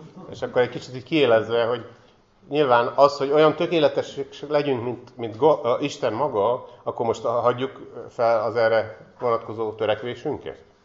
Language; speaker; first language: Hungarian; native; Hungarian